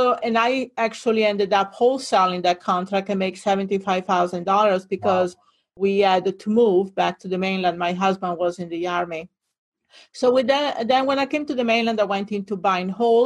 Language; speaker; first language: English; non-native, fluent; Italian